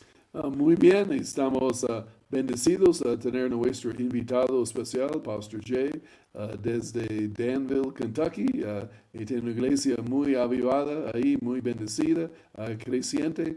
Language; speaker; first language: Spanish; non-native, fluent; English